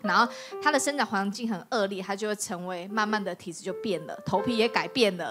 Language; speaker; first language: Chinese; native; Chinese